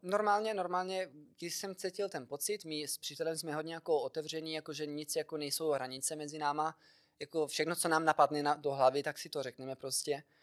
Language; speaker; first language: Czech; non-native, fluent; Italian